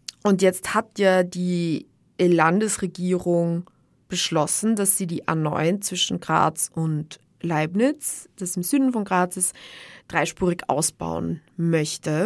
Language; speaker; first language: German; native; German